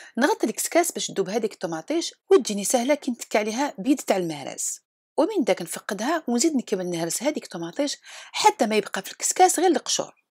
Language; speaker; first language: Arabic; native; Arabic